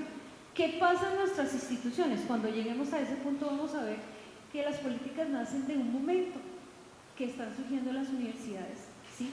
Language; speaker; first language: Spanish; native; Spanish